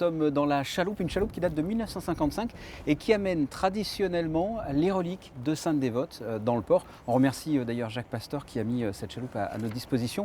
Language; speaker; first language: French; native; French